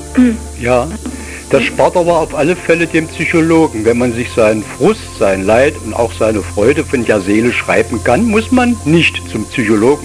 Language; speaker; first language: German; native; German